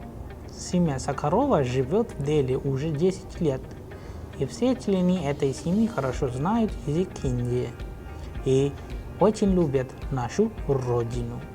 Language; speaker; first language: Russian; non-native, fluent; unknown